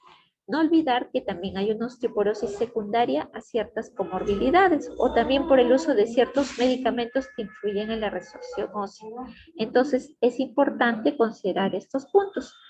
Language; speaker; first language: Spanish; native; Spanish